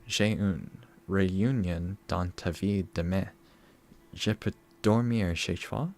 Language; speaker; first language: French; non-native, learner; English